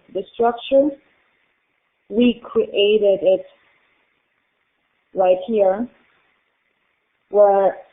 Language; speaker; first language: English; non-native, fluent; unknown